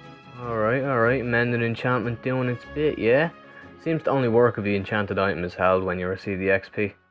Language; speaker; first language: English; native; English